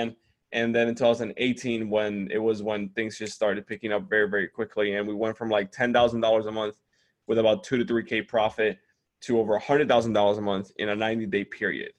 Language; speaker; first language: English; non-native, fluent; Spanish